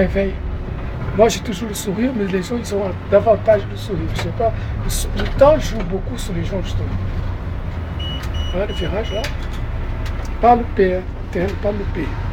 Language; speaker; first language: French; non-native, fluent; Portuguese